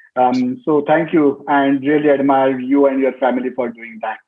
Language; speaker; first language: English; non-native, local second language; Marathi